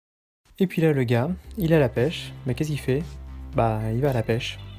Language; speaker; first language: French; native; French